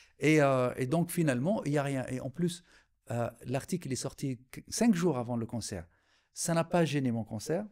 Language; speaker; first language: French; non-native, local second language; Arabic